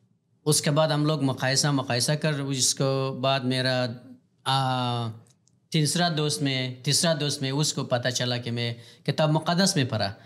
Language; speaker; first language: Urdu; non-native, learner; Pashto